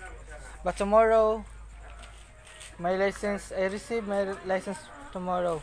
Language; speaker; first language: English; non-native, learner; Filipino